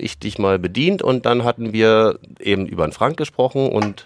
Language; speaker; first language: German; native; German